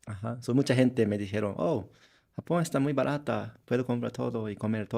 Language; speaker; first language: Spanish; non-native, learner; Japanese